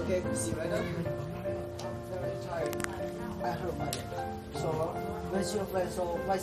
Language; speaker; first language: English; non-native, learner; Hmong